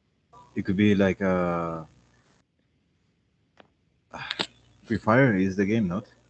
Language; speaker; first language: English; non-native, learner; Spanish